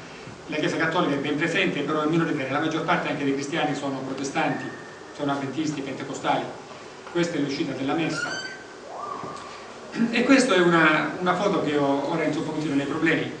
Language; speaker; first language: Italian; native; Italian